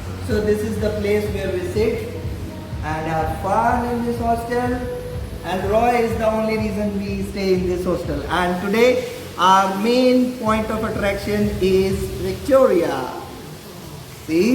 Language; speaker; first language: English; non-native, fluent; Hindi